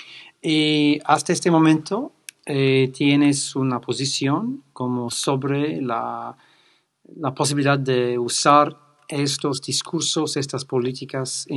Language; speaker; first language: Spanish; non-native, fluent; English